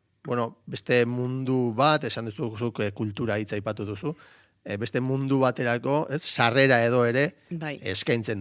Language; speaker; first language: Basque; native; Basque